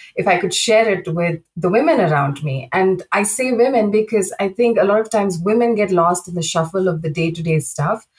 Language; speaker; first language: English; non-native, local second language; Telugu